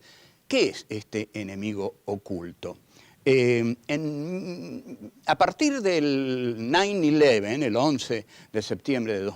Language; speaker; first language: Spanish; native; Spanish